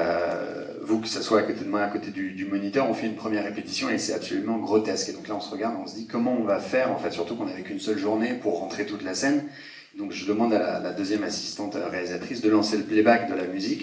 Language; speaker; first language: French; native; French